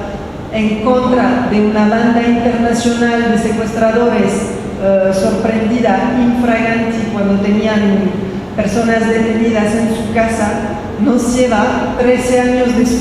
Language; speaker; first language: Spanish; non-native, fluent; French